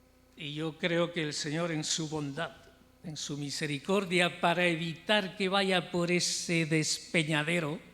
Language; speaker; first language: Spanish; native; Spanish